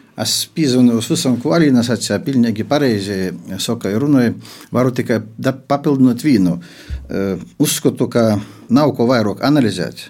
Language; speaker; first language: Latvian; non-native, local second language; Russian